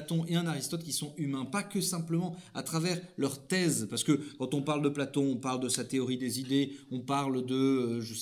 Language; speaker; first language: French; native; French